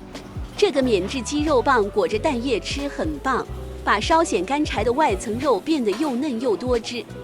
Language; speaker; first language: Chinese; native; Chinese